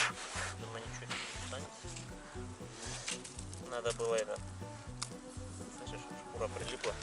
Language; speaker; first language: Russian; native; Russian